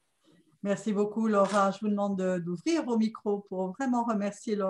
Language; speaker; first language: French; native; French